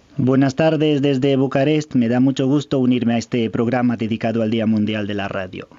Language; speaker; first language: Spanish; non-native, fluent; Romanian